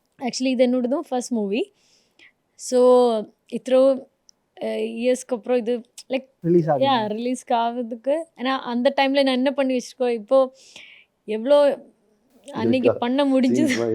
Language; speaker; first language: Tamil; non-native, fluent; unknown